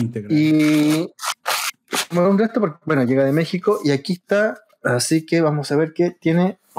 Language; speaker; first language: Spanish; native; Spanish